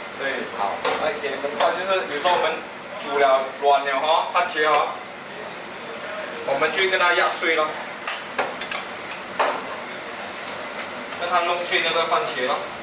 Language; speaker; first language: Chinese; native; Chinese